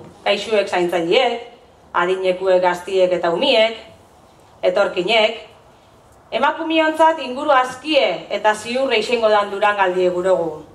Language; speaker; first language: Basque; native; Basque